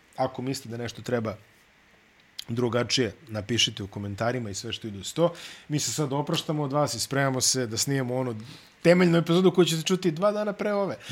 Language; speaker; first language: Bosnian; native; Bosnian